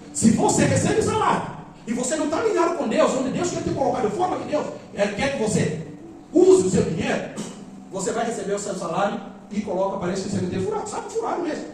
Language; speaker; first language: Portuguese; non-native, local second language; Upper Guinea Crioulo